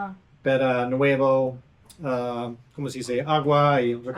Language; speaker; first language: Spanish; non-native, learner; English